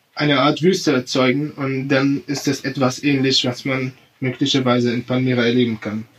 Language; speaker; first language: German; non-native, fluent; Arabic